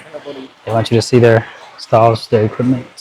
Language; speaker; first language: English; native; English